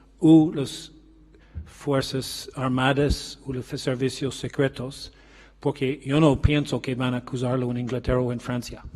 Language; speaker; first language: Spanish; non-native, learner; English